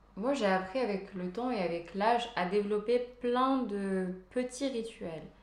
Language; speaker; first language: French; early bilingual, other home language; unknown